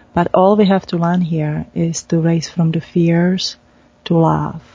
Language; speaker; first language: English; non-native, fluent; Czech